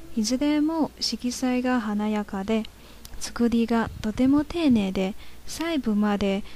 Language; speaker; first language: Japanese; non-native, fluent; Chinese